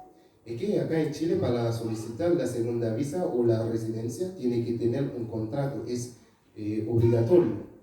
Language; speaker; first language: Spanish; non-native, fluent; Haitian Creole